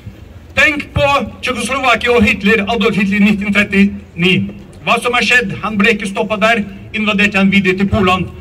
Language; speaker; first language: Norwegian; non-native, fluent; Chechen